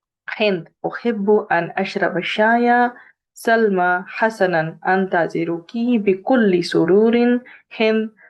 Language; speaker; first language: Arabic; non-native, fluent; Urdu